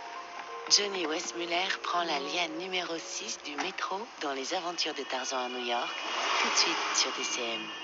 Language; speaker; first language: French; native; French